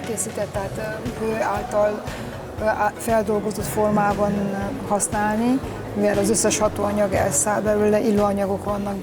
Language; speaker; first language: Hungarian; native; Hungarian